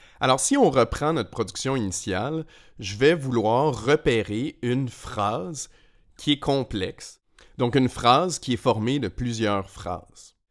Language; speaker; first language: French; native; French